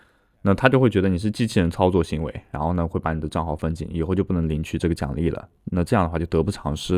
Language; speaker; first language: Chinese; native; Chinese